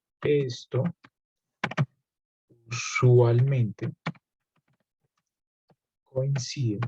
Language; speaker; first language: Spanish; native; Spanish